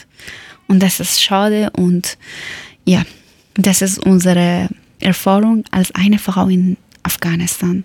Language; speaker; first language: German; non-native, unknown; Persian